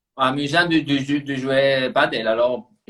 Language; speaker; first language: French; non-native, fluent; Spanish